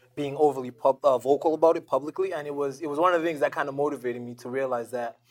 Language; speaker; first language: English; non-native, local second language; Shona